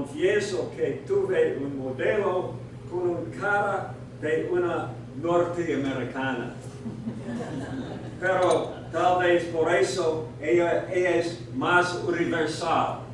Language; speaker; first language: Spanish; non-native, learner; English